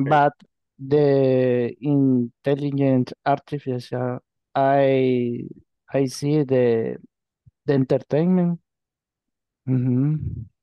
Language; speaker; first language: English; non-native, learner; Spanish